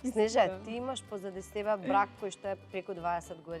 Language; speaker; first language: Macedonian; native; Macedonian